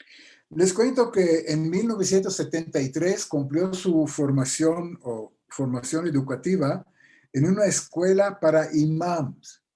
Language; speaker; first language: Spanish; non-native, fluent; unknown